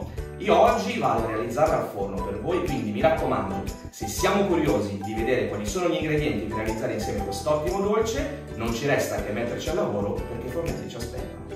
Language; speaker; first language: Italian; native; Italian